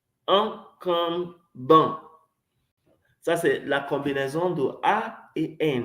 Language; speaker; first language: French; non-native, fluent; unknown